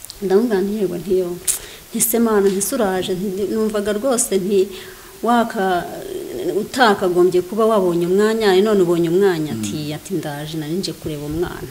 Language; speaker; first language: Kinyarwanda; native; Kinyarwanda